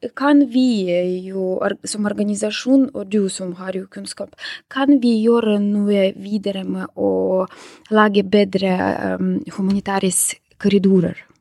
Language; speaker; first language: Norwegian; non-native, fluent; Russian